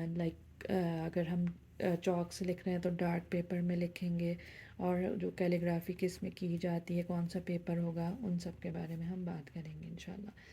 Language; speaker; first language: Urdu; native; Urdu